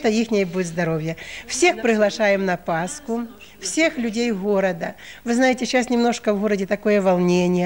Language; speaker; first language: Russian; native; Russian